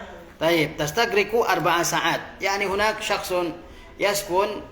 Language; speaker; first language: Arabic; non-native, fluent; Indonesian